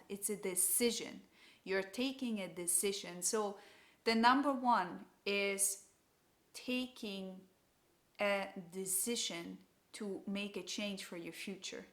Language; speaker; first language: English; non-native, fluent; German